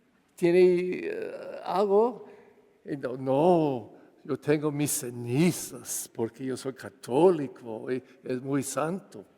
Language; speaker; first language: Spanish; non-native, fluent; English